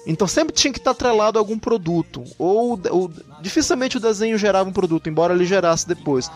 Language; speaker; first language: Portuguese; early bilingual, other home language; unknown